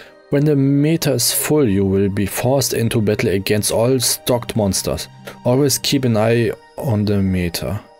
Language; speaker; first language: English; non-native, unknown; German